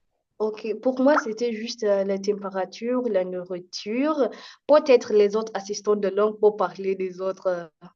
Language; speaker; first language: French; non-native, fluent; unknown